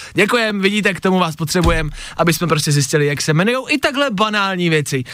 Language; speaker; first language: Czech; native; Czech